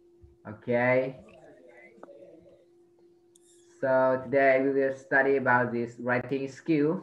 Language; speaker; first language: English; non-native, learner; Vietnamese